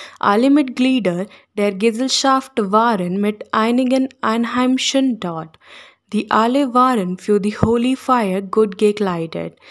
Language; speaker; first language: German; non-native, learner; Hindi